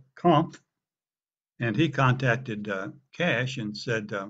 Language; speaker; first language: English; native; English